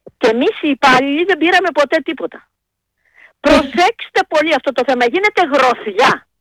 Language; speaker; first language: Greek; native; Greek